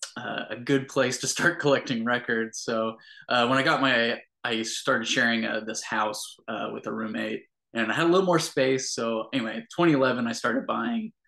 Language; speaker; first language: English; native; English